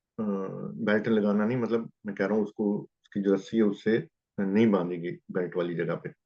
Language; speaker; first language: Urdu; native; Urdu